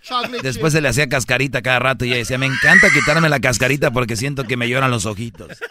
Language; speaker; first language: Spanish; native; Spanish